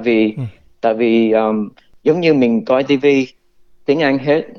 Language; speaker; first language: Vietnamese; early bilingual, heritage; Vietnamese